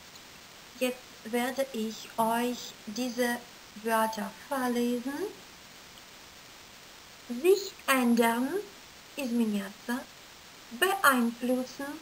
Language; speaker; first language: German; non-native, fluent; Russian